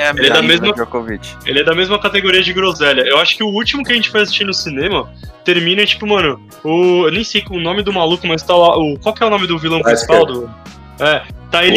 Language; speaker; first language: Portuguese; native; Portuguese